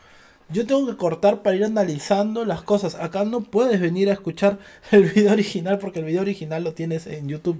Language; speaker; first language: Spanish; native; Spanish